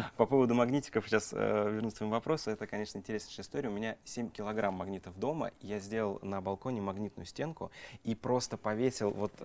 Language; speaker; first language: Russian; native; Russian